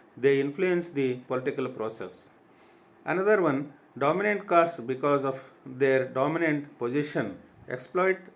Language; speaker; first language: English; non-native, local second language; Kannada